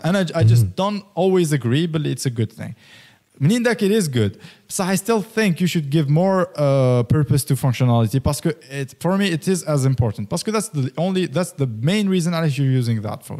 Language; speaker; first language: English; non-native, fluent; Arabic